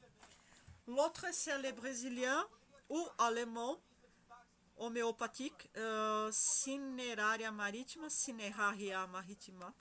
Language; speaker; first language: French; non-native, learner; Spanish